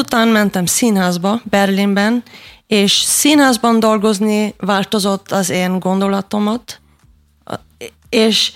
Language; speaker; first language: Hungarian; non-native, learner; German